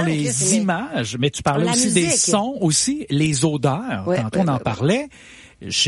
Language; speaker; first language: French; native; French